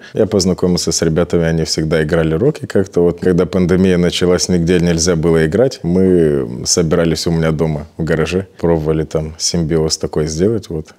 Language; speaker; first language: Russian; non-native, local second language; Gagauz